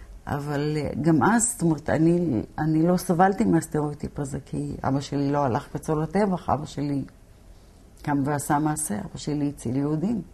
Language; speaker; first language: Hebrew; early bilingual, other home language; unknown